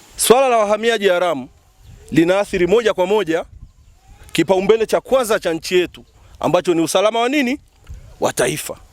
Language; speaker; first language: Swahili; native; Swahili